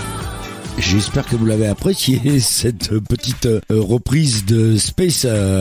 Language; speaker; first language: French; native; French